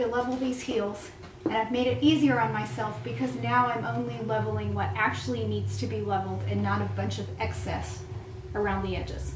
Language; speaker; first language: English; native; English